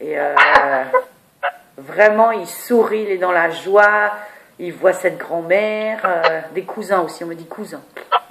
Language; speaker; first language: French; native; French